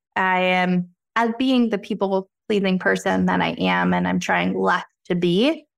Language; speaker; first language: English; native; English